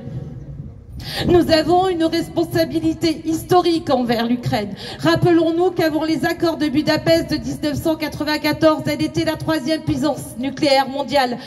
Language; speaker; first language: French; native; French